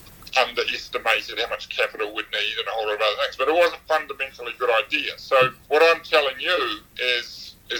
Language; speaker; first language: English; native; English